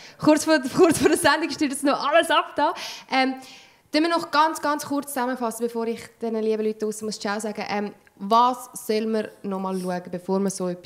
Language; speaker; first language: German; native; German